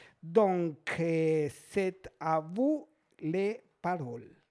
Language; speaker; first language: French; non-native, learner; Spanish